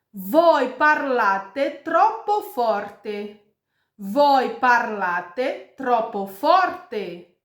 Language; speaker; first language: Italian; non-native, fluent; Portuguese